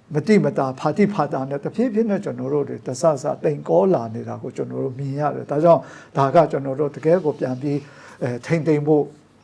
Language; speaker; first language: Burmese; non-native, local second language; Kachin